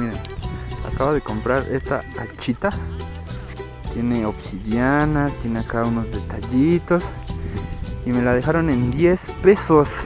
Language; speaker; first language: Spanish; native; Spanish